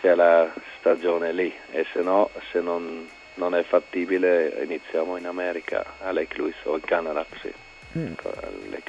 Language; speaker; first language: Italian; non-native, local second language; German